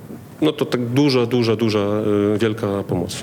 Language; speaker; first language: Polish; non-native, learner; Ukrainian